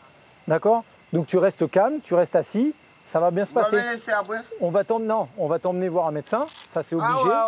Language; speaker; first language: French; native; French